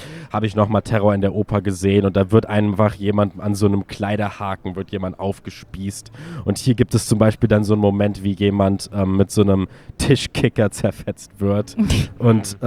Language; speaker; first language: German; native; German